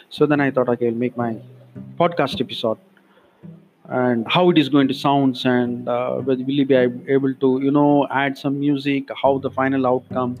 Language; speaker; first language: English; non-native, local second language; Malayalam